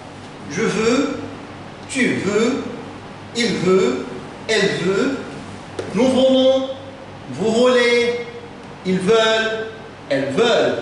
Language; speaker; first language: French; non-native, fluent; Arabic